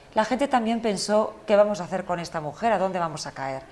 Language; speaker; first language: Spanish; early bilingual, heritage; Spanish